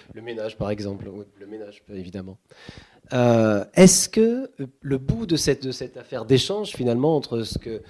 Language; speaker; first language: French; native; French